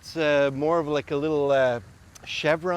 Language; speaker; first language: English; native; English